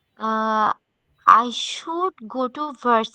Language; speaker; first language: English; non-native, learner; Bangla